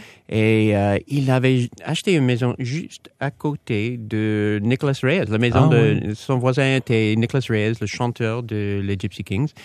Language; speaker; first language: French; non-native, fluent; English